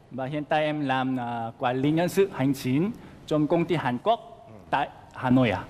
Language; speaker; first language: Vietnamese; non-native, fluent; Korean